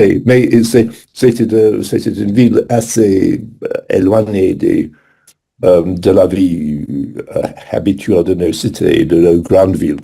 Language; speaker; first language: French; non-native, fluent; English